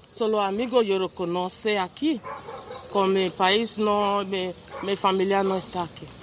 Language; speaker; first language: Spanish; non-native, learner; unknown